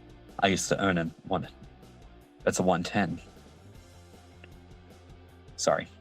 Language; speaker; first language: English; native; English